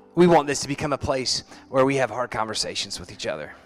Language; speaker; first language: English; native; English